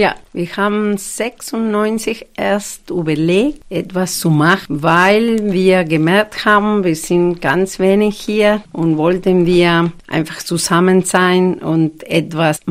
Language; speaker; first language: German; non-native, fluent; Spanish